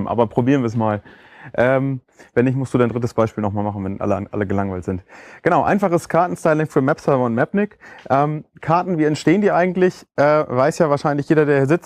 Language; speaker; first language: German; native; German